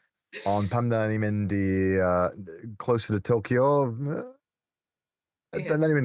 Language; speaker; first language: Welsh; non-native, local second language; English